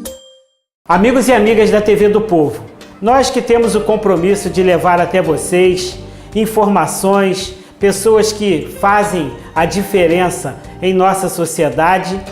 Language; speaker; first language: Portuguese; native; Portuguese